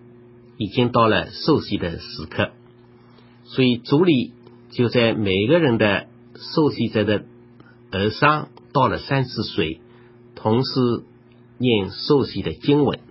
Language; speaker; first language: Chinese; native; Chinese